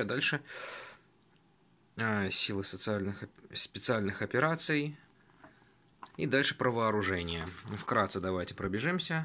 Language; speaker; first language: Russian; native; Russian